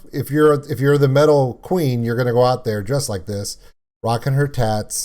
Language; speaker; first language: English; native; English